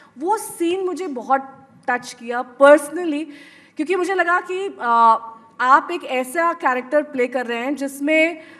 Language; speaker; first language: Hindi; native; Hindi